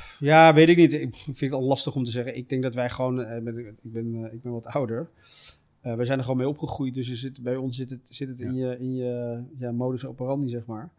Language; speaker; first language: Dutch; native; Dutch